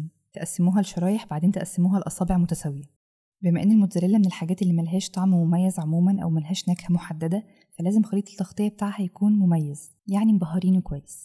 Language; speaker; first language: Arabic; native; Arabic